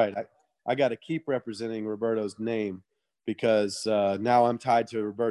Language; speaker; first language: English; native; English